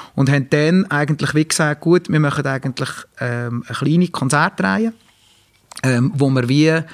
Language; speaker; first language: German; native; German